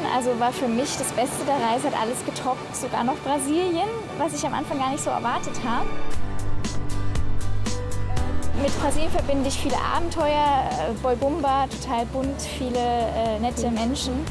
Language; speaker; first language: German; native; German